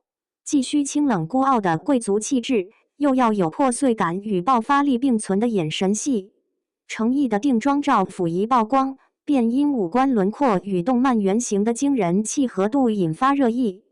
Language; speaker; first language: Chinese; native; Chinese